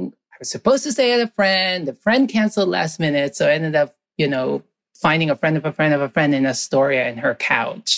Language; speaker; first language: English; non-native, local second language; Filipino